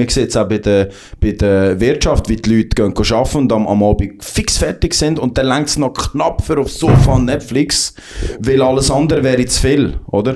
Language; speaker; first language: German; native; German